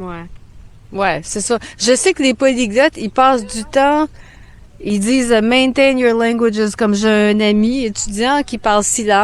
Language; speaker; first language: French; native; French